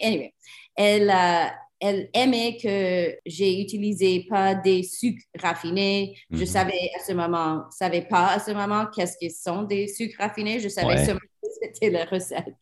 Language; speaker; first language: French; non-native, learner; English